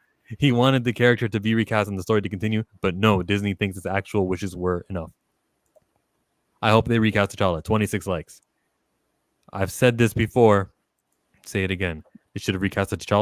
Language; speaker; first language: English; native; English